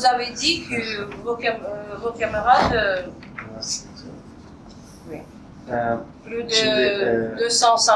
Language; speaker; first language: French; non-native, fluent; Russian